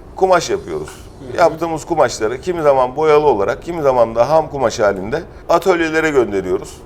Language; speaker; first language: Turkish; native; Turkish